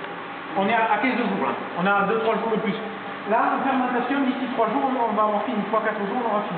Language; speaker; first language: French; native; French